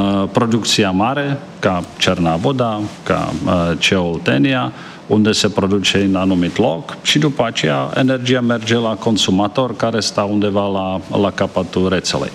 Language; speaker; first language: Romanian; non-native, fluent; Czech